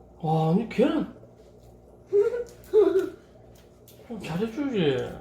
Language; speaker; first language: Korean; native; Korean